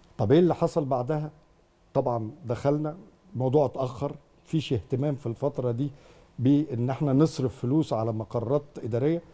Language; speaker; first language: Egyptian Arabic; native; Egyptian Arabic